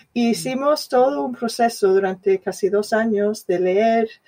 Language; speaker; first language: Spanish; non-native, fluent; English